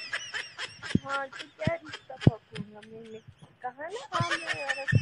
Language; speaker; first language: Hindi; non-native, local second language; Kashmiri